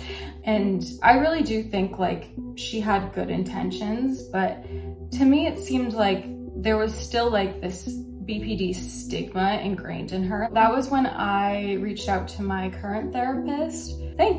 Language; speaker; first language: English; native; English